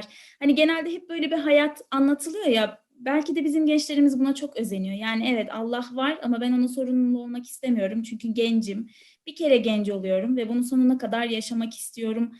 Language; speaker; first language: Turkish; native; Turkish